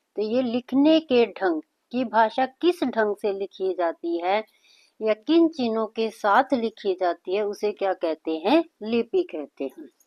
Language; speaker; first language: Hindi; native; Hindi